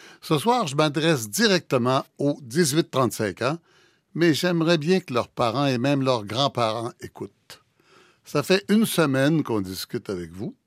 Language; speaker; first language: French; native; French